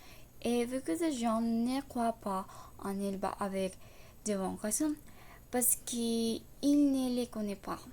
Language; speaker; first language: French; non-native, learner; Spanish